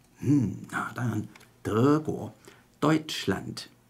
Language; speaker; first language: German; non-native, fluent; Chinese